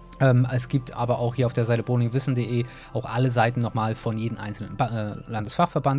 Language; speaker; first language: German; native; German